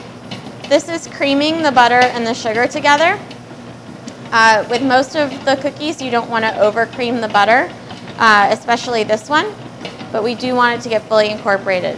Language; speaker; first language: English; native; English